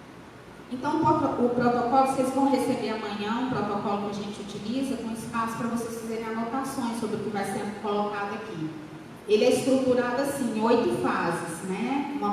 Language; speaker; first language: Portuguese; native; Portuguese